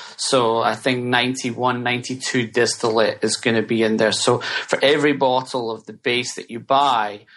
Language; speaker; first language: English; native; English